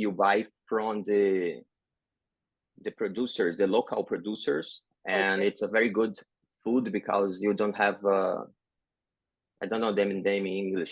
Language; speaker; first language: English; non-native, learner; Portuguese